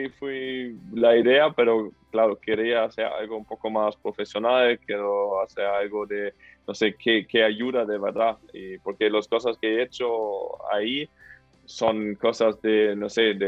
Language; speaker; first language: Spanish; non-native, fluent; German